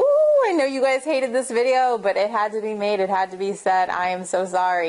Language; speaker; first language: English; native; English